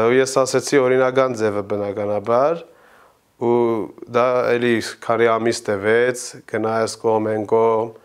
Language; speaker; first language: Armenian; early bilingual, heritage; Armenian